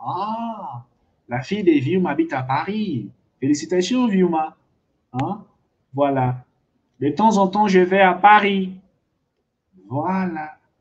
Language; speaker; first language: French; non-native, fluent; Portuguese